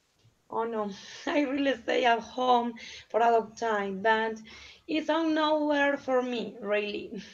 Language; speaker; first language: English; non-native, learner; Spanish